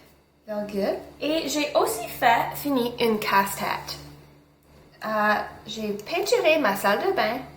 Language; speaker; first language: French; non-native, local second language; English